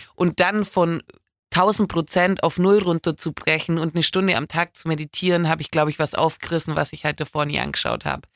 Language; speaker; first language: German; native; German